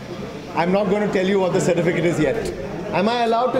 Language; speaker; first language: English; non-native, local second language; Hindi